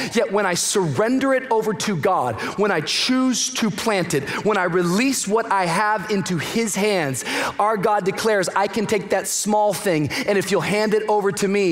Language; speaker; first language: English; native; English